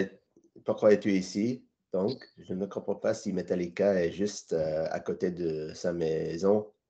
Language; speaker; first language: French; non-native, learner; English